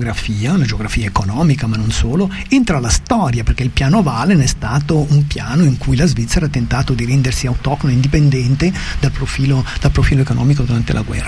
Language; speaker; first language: Italian; native; Italian